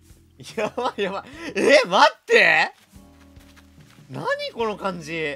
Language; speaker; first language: Japanese; native; Japanese